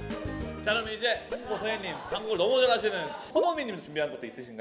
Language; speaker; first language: Korean; native; Korean